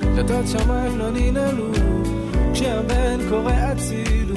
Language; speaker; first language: Hebrew; early bilingual, other home language; French